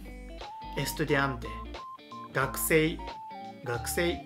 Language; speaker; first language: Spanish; non-native, fluent; Japanese